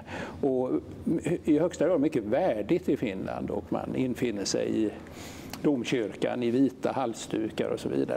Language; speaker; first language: Swedish; native; Swedish